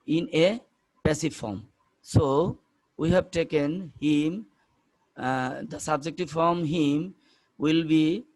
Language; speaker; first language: English; non-native, local second language; Bangla